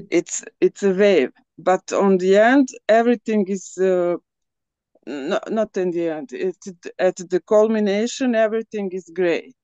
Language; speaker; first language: English; non-native, learner; Serbian